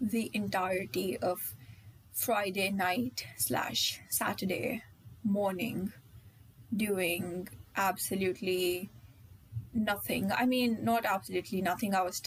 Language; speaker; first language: English; non-native, local second language; Hindi